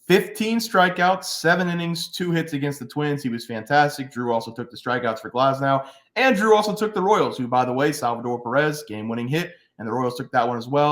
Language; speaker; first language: English; native; English